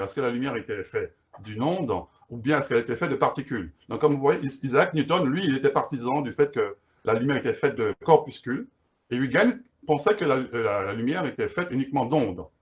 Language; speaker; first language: French; native; French